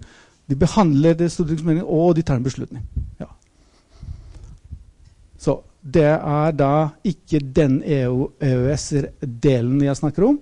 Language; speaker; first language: Norwegian; non-native, fluent; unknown